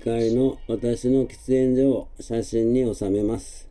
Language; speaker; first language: Japanese; native; Japanese